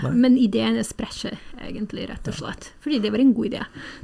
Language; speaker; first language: Norwegian; non-native, fluent; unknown